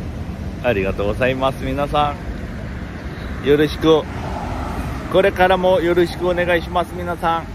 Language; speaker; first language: Japanese; non-native, learner; Korean